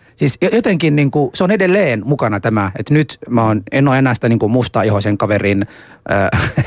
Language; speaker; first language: Finnish; early bilingual, other home language; Somali